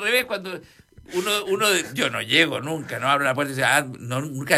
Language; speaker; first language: Spanish; native; Spanish